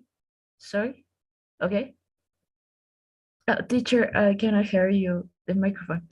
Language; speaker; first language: English; non-native, learner; Spanish